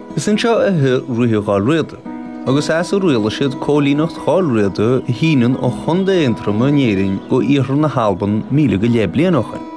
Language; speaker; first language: Irish; native; Irish